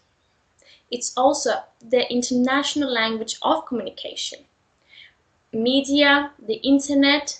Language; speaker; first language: English; non-native, fluent; Lithuanian